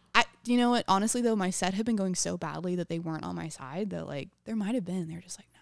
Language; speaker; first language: English; native; English